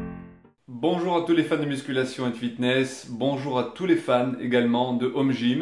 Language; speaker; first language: French; native; French